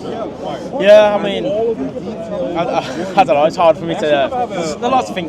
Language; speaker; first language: English; native; English